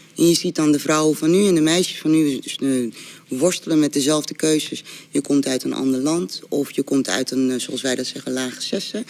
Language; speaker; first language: Dutch; early bilingual, other home language; Korean